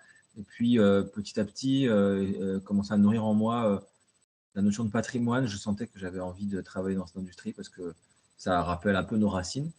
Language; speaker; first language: French; native; French